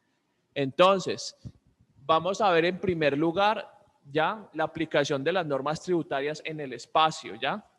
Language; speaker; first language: Spanish; native; Spanish